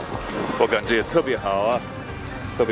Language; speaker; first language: Chinese; non-native, learner; English